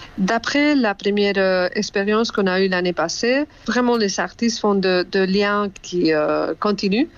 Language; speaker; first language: French; non-native, fluent; Spanish